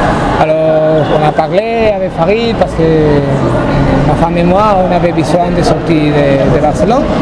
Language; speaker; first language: French; non-native, fluent; Spanish